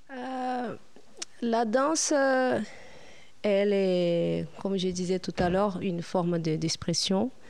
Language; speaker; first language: French; non-native, fluent; Portuguese